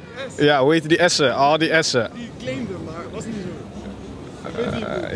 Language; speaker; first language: Dutch; native; Dutch